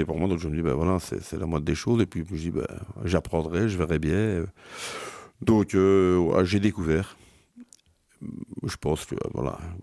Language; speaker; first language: French; native; French